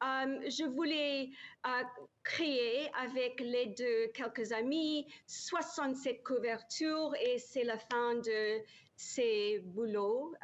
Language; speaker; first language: French; non-native, learner; English